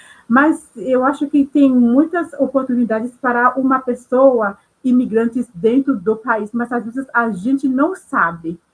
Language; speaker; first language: Portuguese; non-native, local second language; Haitian Creole